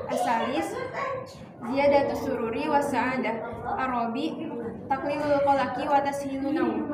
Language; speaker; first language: Arabic; non-native, learner; Indonesian